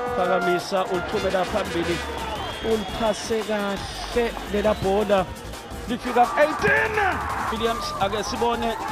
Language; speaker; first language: Zulu; non-native, local second language; Swati